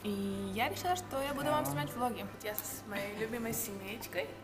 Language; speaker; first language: Russian; early bilingual, heritage; Russian